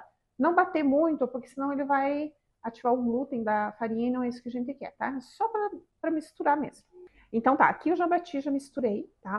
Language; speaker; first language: Portuguese; native; Portuguese